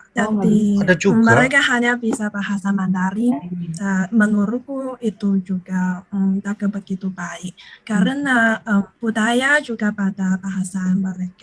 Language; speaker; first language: Indonesian; non-native, learner; Chinese